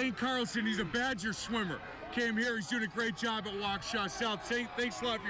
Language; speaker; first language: English; native; English